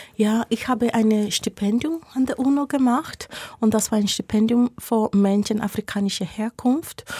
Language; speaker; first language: German; non-native, fluent; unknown